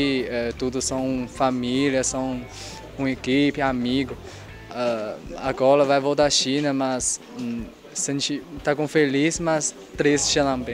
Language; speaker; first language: Portuguese; non-native, learner; Chinese